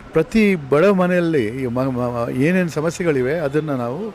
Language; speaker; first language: Kannada; native; Kannada